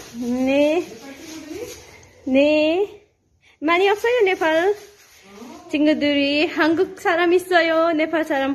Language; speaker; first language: Korean; non-native, learner; Nepali